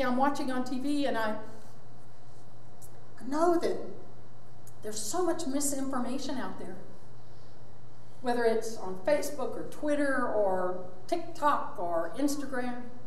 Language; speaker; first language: English; native; English